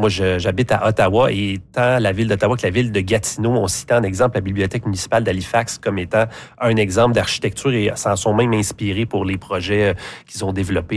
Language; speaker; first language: French; native; French